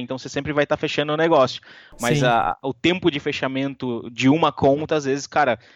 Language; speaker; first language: Portuguese; native; Portuguese